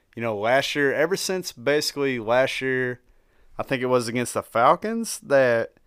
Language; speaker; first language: English; native; English